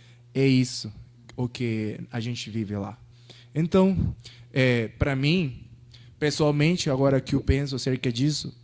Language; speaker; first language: Portuguese; non-native, fluent; Spanish